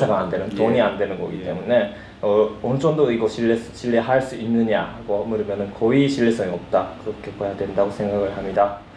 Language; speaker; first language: Korean; early bilingual, heritage; Korean